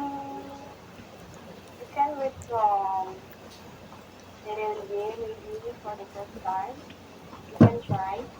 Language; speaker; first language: English; non-native, learner; Indonesian